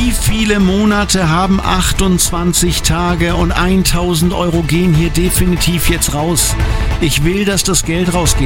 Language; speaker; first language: German; native; German